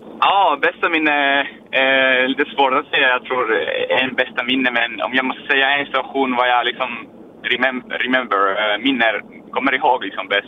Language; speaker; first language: Swedish; non-native, learner; Finnish